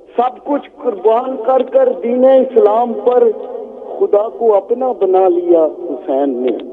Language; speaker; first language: Urdu; native; Urdu